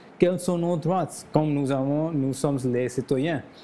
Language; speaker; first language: French; non-native, learner; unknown